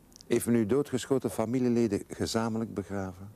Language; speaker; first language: Dutch; native; Dutch